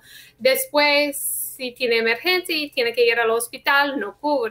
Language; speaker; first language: Spanish; non-native, fluent; English